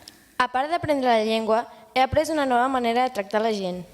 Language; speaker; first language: Catalan; early bilingual, other home language; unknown